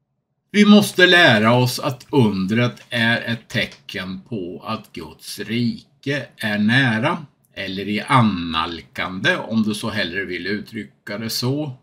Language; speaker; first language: Swedish; native; Swedish